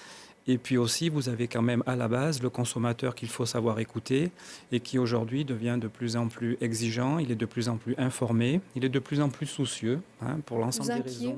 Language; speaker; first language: French; native; French